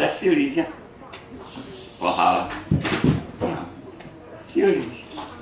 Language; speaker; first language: Chinese; non-native, local second language; Min Nan Chinese